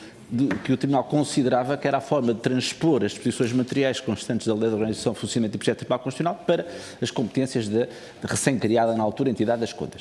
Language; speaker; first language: Portuguese; native; Portuguese